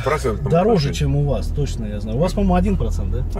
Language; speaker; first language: Russian; native; Russian